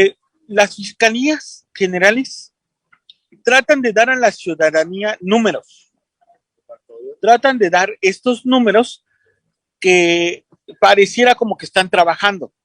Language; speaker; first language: Spanish; native; Spanish